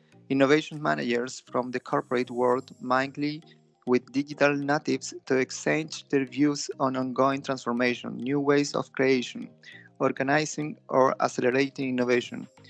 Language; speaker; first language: English; non-native, fluent; Spanish